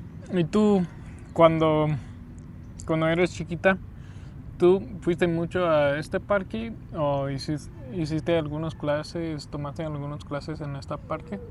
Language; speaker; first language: Spanish; non-native, fluent; English